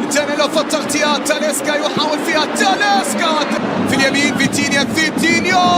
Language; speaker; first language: Arabic; native; Arabic